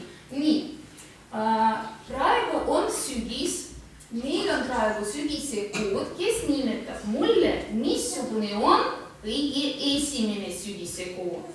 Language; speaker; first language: Estonian; non-native, local second language; Russian